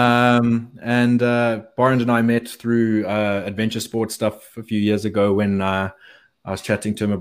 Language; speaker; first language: English; native; English